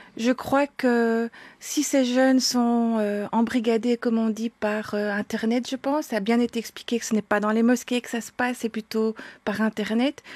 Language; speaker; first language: French; native; French